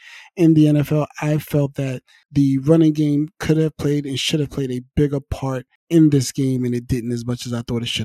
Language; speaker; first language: English; native; English